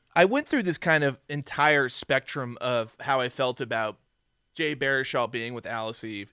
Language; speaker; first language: English; native; English